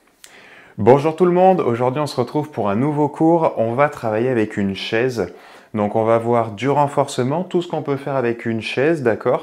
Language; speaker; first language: French; native; French